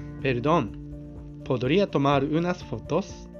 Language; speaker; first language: Spanish; non-native, fluent; Japanese